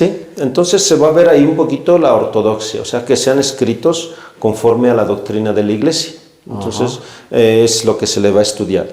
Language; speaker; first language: Spanish; native; Spanish